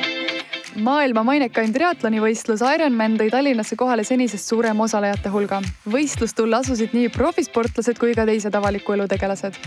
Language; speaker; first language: Estonian; native; Estonian